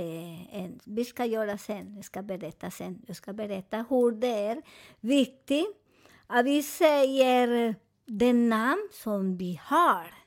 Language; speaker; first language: Swedish; non-native, fluent; Spanish